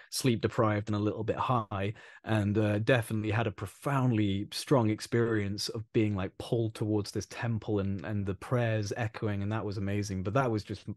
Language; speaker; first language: English; native; English